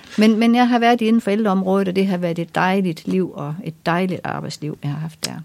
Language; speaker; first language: Danish; native; Danish